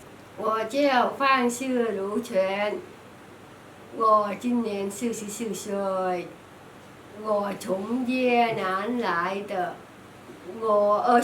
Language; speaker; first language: Chinese; non-native, learner; Vietnamese